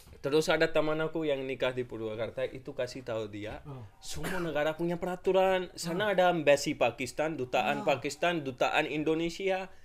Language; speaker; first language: Indonesian; non-native, fluent; Urdu